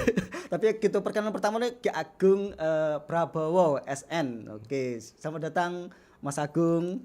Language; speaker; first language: Indonesian; native; Indonesian